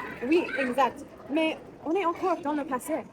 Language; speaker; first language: French; non-native, learner; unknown